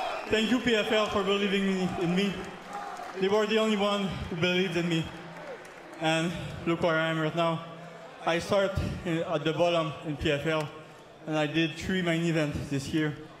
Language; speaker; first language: English; non-native, fluent; French